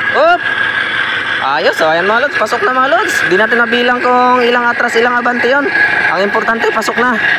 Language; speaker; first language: Filipino; non-native, local second language; Cebuano